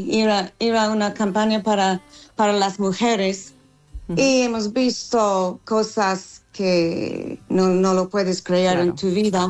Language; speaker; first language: Spanish; non-native, fluent; English